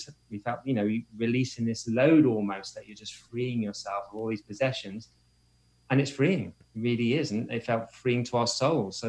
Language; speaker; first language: English; native; English